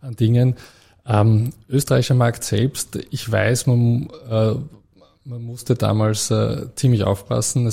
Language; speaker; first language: German; native; German